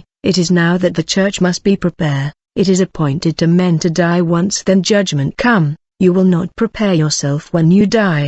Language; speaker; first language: English; non-native, fluent; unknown